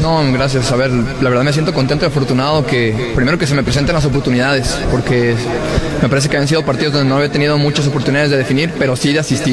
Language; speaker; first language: Spanish; native; Spanish